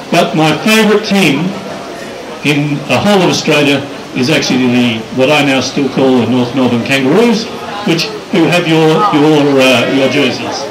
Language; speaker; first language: English; native; English